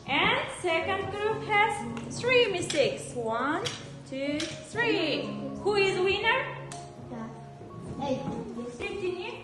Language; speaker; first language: English; non-native, fluent; Uzbek